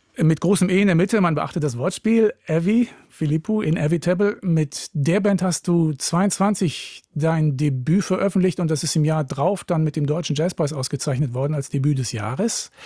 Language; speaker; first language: German; native; German